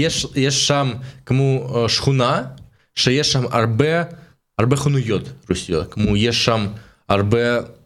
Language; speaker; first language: Hebrew; non-native, learner; Russian